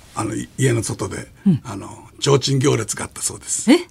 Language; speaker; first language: Japanese; native; Japanese